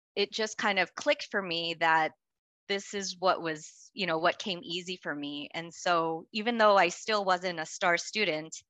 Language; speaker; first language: English; native; English